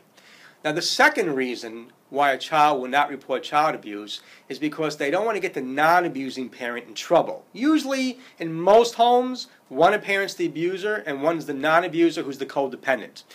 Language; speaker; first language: English; native; English